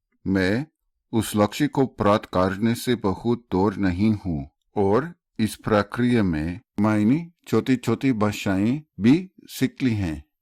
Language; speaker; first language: Hindi; non-native, fluent; English